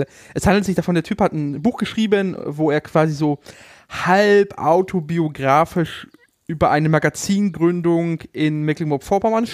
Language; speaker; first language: German; native; German